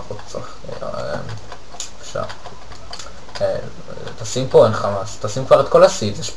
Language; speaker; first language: Hebrew; native; Hebrew